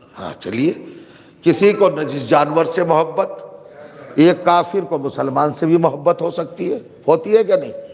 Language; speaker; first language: Urdu; native; Urdu